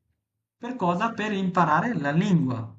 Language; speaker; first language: Italian; non-native, fluent; Bangla